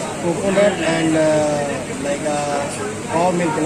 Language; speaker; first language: English; non-native, learner; Hindi